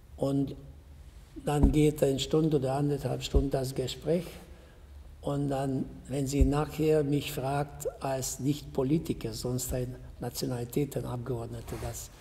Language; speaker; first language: German; non-native, local second language; Hungarian